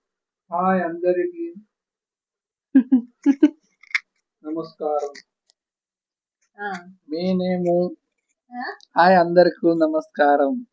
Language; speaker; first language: Telugu; non-native, learner; Kannada